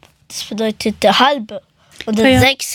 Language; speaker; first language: German; early bilingual, other home language; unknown